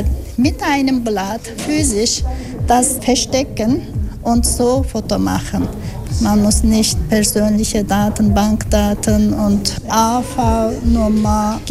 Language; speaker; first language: German; non-native, fluent; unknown